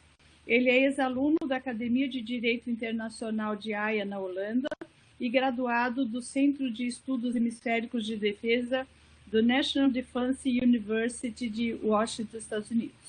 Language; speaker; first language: Portuguese; native; Portuguese